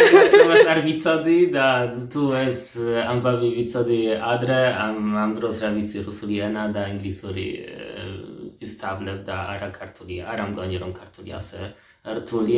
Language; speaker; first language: Georgian; non-native, learner; Polish